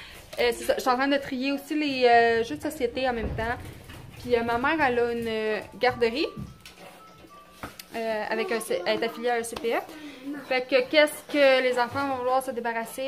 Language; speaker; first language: French; native; French